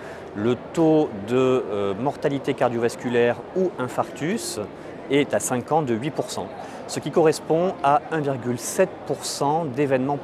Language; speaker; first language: French; native; French